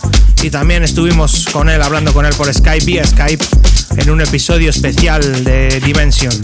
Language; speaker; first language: Spanish; native; Spanish